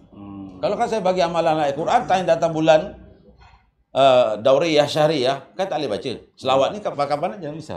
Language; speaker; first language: Malay; native; Malay